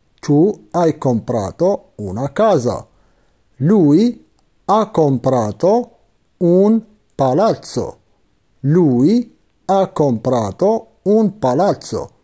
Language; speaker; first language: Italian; non-native, fluent; Arabic